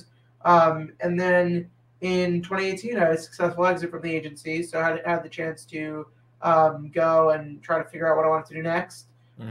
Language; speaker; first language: English; native; English